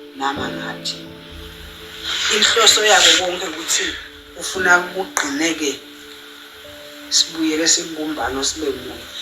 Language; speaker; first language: Zulu; non-native, local second language; Swati